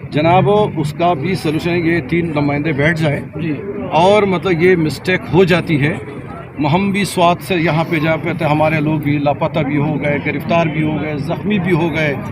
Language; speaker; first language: Urdu; non-native, local second language; Pashto